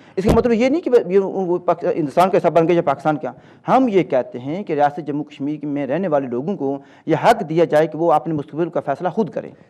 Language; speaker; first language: Urdu; non-native, local second language; Punjabi